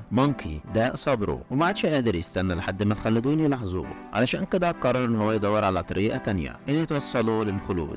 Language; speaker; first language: Arabic; native; Arabic